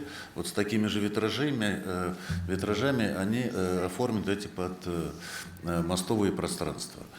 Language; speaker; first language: Russian; native; Russian